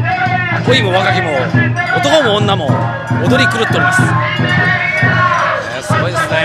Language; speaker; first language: Japanese; native; Japanese